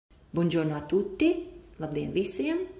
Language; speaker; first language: Italian; non-native, fluent; Latvian